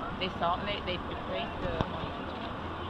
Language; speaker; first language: English; non-native, learner; Dutch